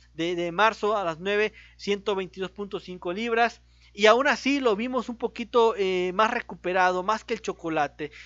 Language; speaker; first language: Spanish; native; Spanish